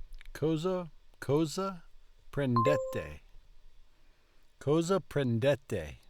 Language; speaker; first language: Italian; non-native, learner; English